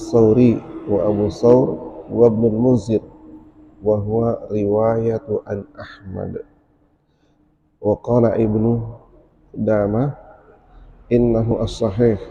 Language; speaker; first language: Arabic; non-native, fluent; Indonesian